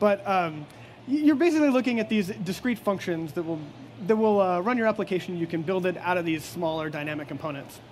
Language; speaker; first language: English; native; English